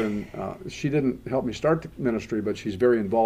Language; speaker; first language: English; native; English